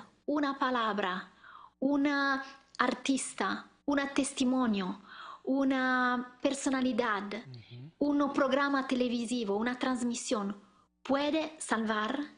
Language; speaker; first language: Spanish; non-native, fluent; Italian